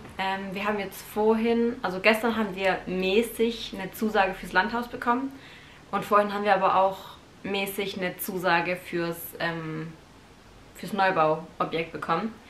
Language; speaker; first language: German; native; German